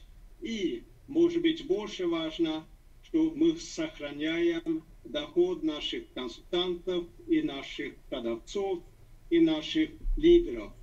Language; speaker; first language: Russian; non-native, fluent; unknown